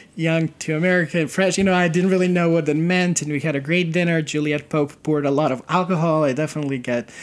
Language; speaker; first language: English; non-native, fluent; Serbian